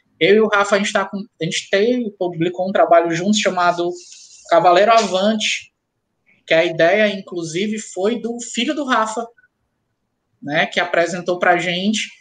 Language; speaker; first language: Portuguese; native; Portuguese